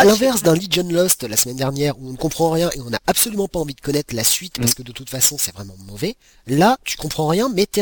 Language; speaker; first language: French; native; French